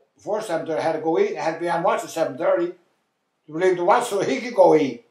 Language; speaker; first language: English; native; English